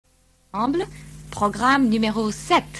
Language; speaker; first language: French; non-native, fluent; English